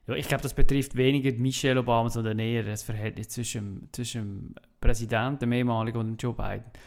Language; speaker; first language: German; native; German